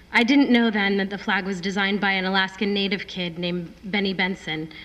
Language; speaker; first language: English; native; English